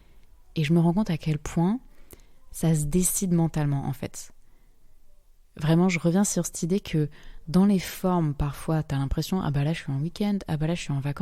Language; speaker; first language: French; native; French